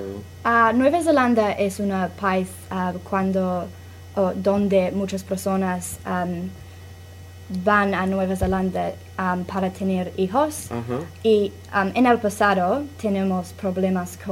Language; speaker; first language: Spanish; non-native, learner; English